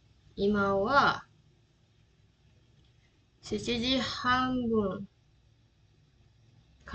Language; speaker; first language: Japanese; non-native, learner; Indonesian